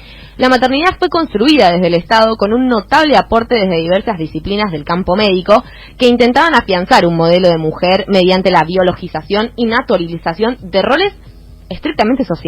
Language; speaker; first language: Spanish; native; Spanish